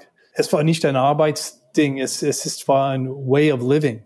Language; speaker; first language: German; non-native, learner; English